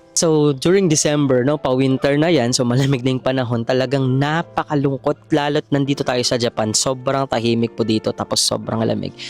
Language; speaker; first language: Filipino; native; Filipino